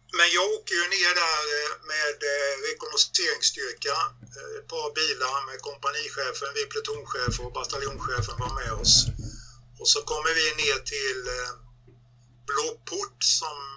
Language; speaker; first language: Swedish; native; Swedish